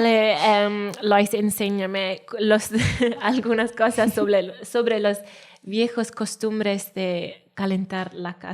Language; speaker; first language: Spanish; non-native, learner; Welsh